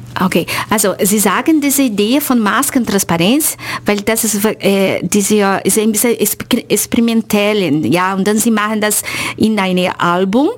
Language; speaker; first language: German; non-native, fluent; Portuguese